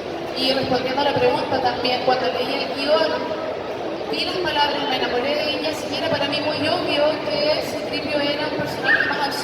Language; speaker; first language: Spanish; native; Spanish